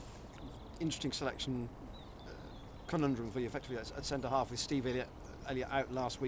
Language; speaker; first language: English; native; English